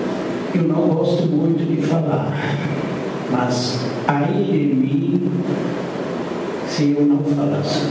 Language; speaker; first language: Portuguese; non-native, fluent; German